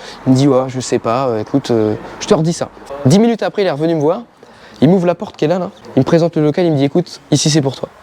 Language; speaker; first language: French; native; French